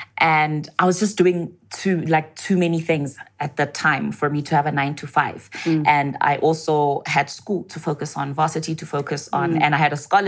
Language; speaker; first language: English; non-native, local second language; Zulu